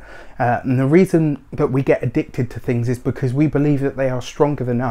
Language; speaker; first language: English; native; English